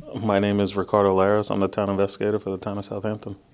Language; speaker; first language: English; early bilingual, other home language; Spanish